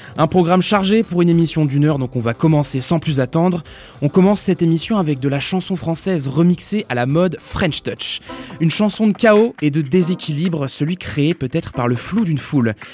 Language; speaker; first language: French; native; French